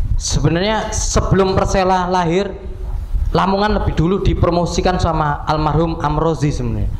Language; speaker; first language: Indonesian; native; Indonesian